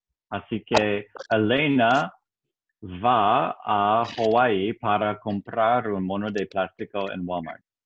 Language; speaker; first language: Spanish; non-native, learner; English